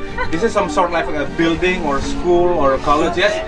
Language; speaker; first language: English; non-native, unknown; Indonesian